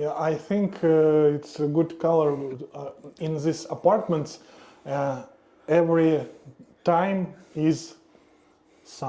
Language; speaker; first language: English; non-native, learner; Russian